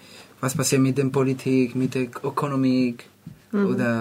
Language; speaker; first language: German; non-native, learner; Spanish